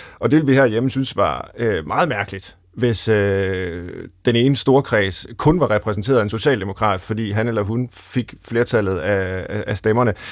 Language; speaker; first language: Danish; native; Danish